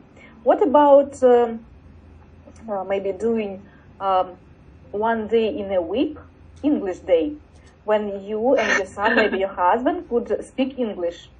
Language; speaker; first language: English; non-native, learner; Russian